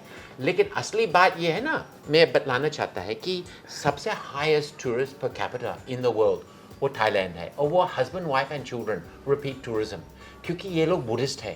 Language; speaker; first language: Hindi; non-native, fluent; English